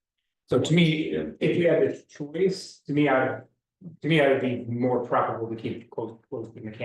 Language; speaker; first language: English; native; English